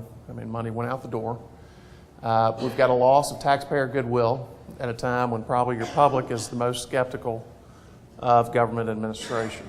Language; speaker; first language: English; native; English